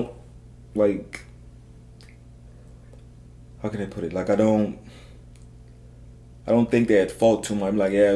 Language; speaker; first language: English; non-native, local second language; Zulu